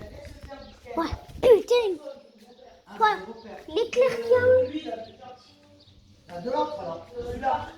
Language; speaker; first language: French; native; French